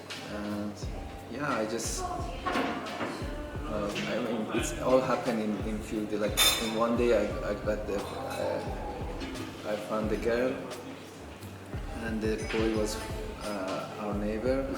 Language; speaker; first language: English; non-native, fluent; Persian